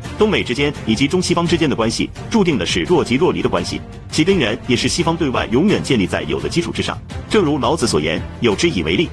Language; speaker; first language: Chinese; native; Chinese